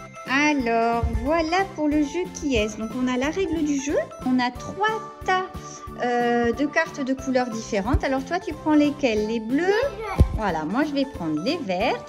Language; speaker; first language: French; native; French